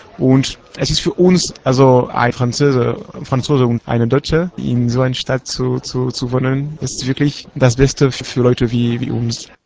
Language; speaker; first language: German; non-native, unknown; French